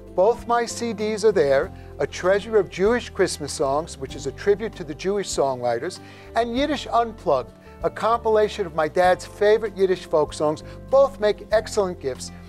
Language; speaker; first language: English; native; English